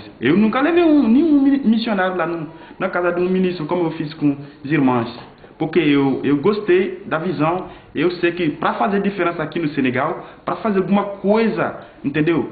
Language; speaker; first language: Portuguese; non-native, fluent; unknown